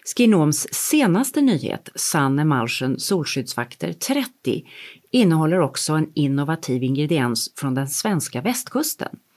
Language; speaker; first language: Swedish; native; Swedish